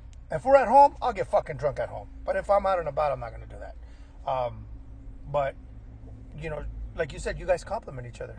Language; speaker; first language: English; early bilingual, other home language; Spanish